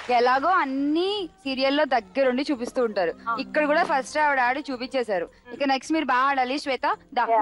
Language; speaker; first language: Telugu; native; Telugu